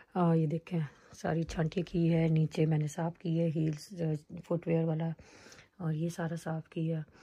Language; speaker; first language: Urdu; native; Urdu